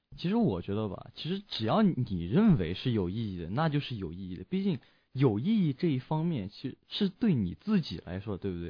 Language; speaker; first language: Chinese; native; Chinese